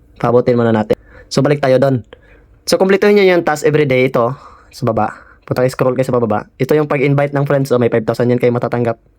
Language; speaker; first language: Filipino; non-native, local second language; Cebuano